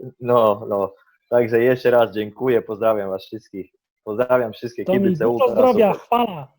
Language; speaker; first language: Polish; non-native, fluent; Croatian